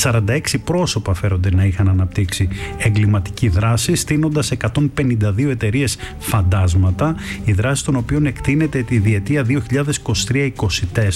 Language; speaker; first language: Greek; native; Greek